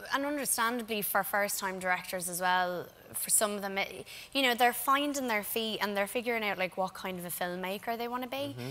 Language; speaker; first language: English; native; English